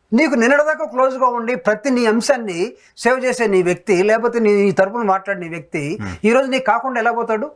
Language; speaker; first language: Telugu; native; Telugu